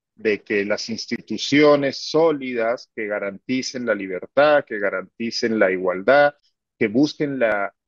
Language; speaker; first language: Spanish; native; Spanish